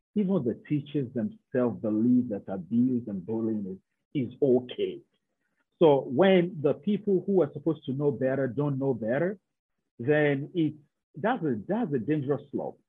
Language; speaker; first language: English; non-native, local second language; Yoruba